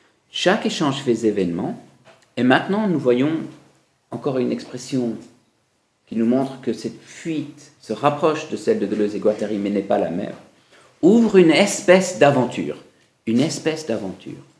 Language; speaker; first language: French; non-native, fluent; English